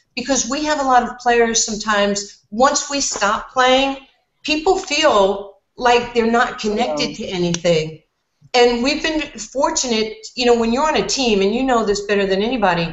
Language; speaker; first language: English; native; English